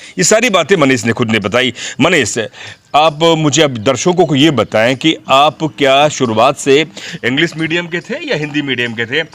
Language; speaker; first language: Hindi; native; Hindi